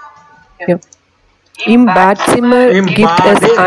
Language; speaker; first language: German; non-native, learner; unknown